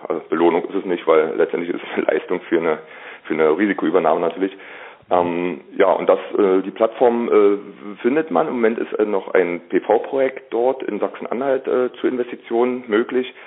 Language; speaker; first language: German; native; German